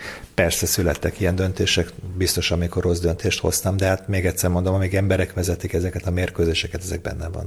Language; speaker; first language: Hungarian; native; Hungarian